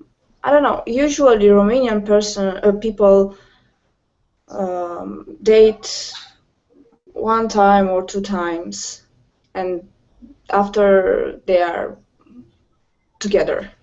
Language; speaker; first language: English; non-native, learner; Romanian